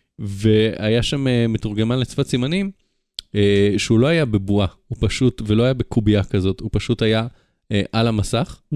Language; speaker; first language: Hebrew; native; Hebrew